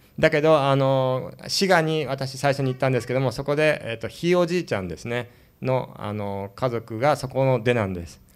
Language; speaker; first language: Japanese; early bilingual, heritage; Spanish